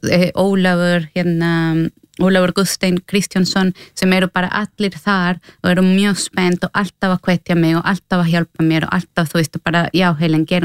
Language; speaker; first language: Icelandic; non-native, learner; Spanish